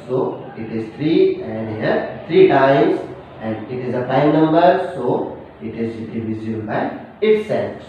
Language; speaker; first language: English; non-native, local second language; Hindi